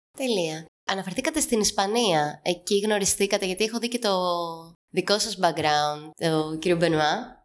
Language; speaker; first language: Greek; native; Greek